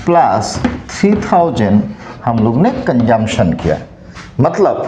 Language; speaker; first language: Hindi; non-native, local second language; Assamese